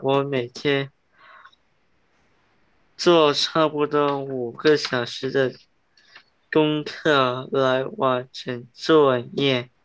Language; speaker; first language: Chinese; non-native, learner; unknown